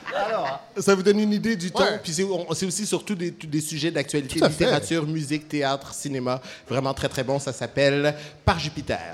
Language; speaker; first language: French; native; French